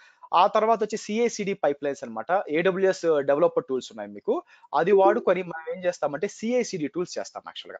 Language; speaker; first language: Telugu; native; Telugu